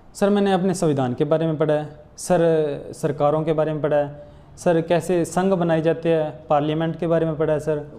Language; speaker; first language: Hindi; non-native, local second language; Punjabi